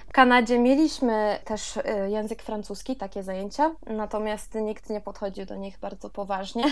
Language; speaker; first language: Polish; early bilingual, heritage; Polish